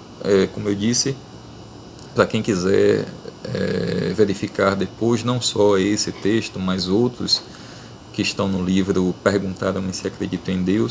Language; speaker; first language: Portuguese; native; Portuguese